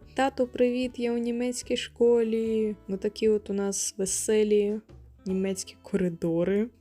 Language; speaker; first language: Ukrainian; non-native, local second language; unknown